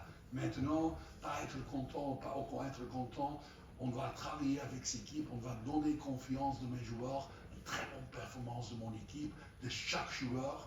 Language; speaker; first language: French; non-native, fluent; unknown